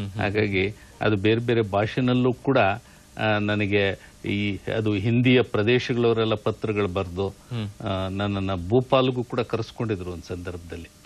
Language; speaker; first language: Kannada; native; Kannada